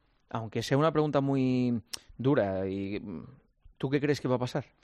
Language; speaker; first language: Spanish; native; Spanish